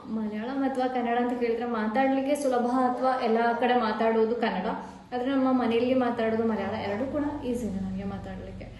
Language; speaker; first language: Kannada; non-native, local second language; Malayalam